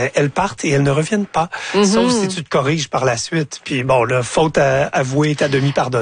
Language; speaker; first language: French; native; French